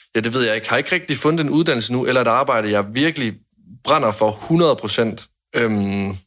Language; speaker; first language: Danish; native; Danish